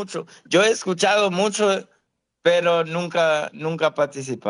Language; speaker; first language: Spanish; non-native, fluent; Haitian Creole